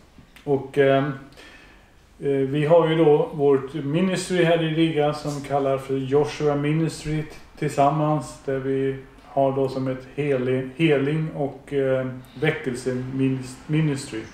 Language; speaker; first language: Swedish; native; Swedish